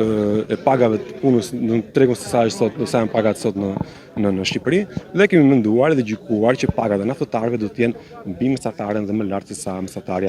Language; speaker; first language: Albanian; native; Albanian